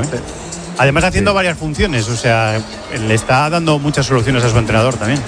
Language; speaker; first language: Spanish; native; Spanish